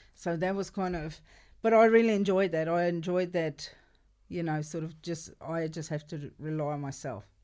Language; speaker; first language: English; non-native, local second language; Afrikaans